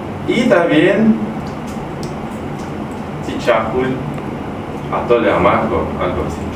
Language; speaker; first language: Spanish; non-native, fluent; Russian